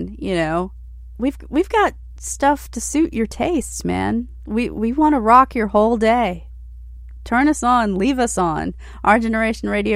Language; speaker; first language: English; native; English